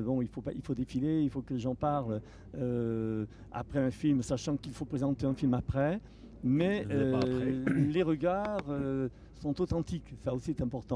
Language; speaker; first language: French; native; French